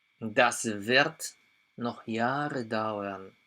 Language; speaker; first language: German; non-native, fluent; Polish